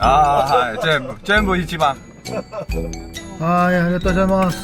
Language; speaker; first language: Japanese; non-native, learner; Korean